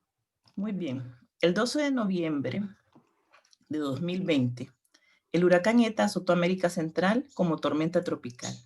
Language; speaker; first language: Spanish; native; Spanish